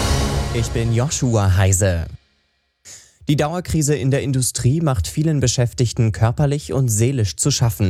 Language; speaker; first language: German; native; German